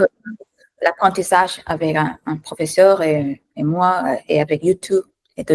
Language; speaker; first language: French; non-native, learner; Thai